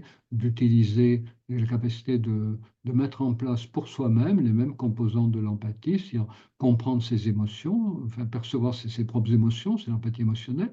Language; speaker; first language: French; native; French